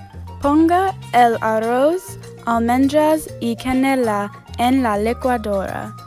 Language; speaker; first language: Spanish; non-native, learner; English